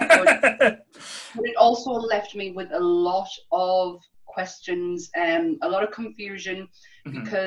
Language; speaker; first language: English; native; English